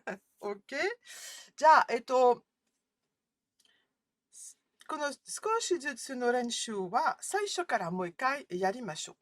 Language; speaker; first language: Japanese; non-native, fluent; French